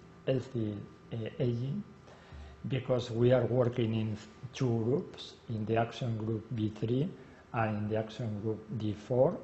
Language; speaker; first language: English; non-native, learner; Spanish